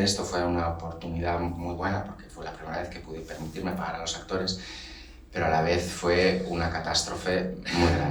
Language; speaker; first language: Spanish; native; Spanish